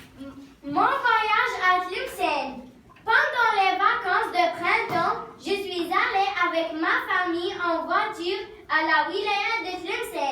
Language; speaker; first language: French; non-native, learner; Arabic